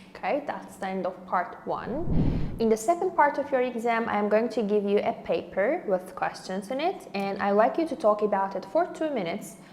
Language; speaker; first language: English; non-native, fluent; Azerbaijani